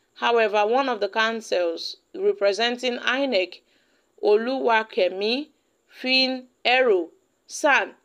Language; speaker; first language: Nigerian Pidgin; native; Nigerian Pidgin